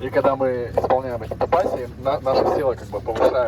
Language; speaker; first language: Russian; native; Russian